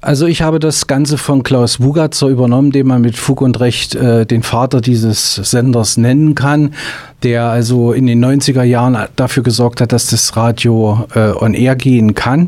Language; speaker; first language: German; native; German